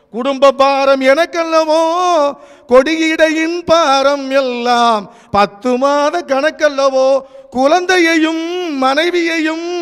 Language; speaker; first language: Tamil; native; Tamil